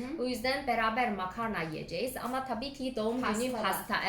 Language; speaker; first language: Turkish; non-native, fluent; Chinese